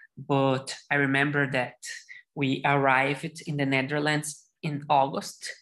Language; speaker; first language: English; non-native, learner; Portuguese